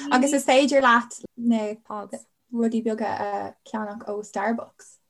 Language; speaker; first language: Irish; non-native, local second language; English